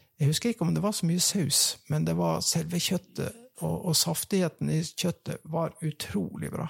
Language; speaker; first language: Norwegian; native; Norwegian